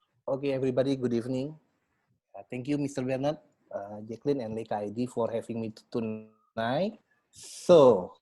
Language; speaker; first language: English; non-native, learner; Indonesian